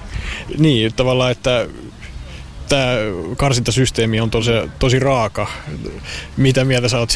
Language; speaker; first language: Finnish; native; Finnish